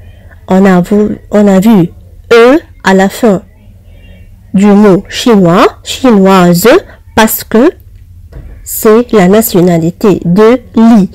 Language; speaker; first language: French; non-native, fluent; Arabic